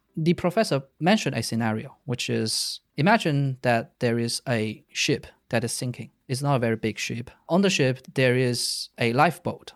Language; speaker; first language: English; non-native, fluent; Chinese